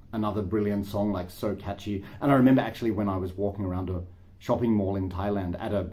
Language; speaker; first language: English; native; English